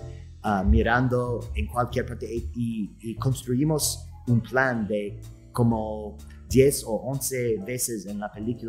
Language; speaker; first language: Spanish; non-native, fluent; English